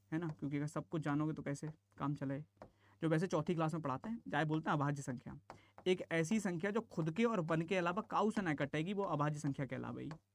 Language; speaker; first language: Hindi; native; Hindi